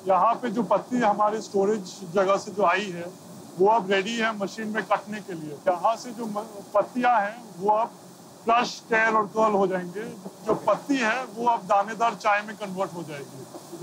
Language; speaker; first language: Hindi; native; Hindi